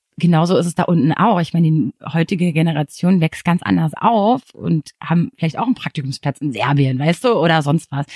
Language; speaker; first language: German; native; German